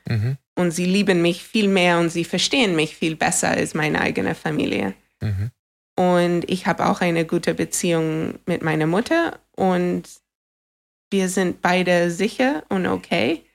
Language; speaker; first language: German; non-native, fluent; English